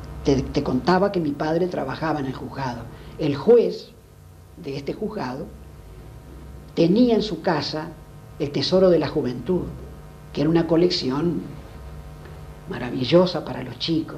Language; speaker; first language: Spanish; native; Spanish